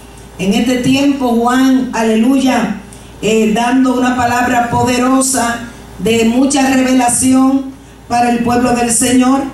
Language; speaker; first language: Spanish; native; Spanish